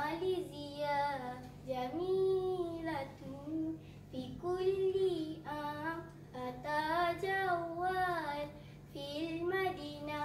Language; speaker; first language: Arabic; non-native, learner; Malay